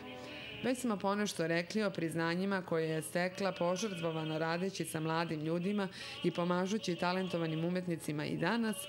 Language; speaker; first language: Serbian; native; Serbian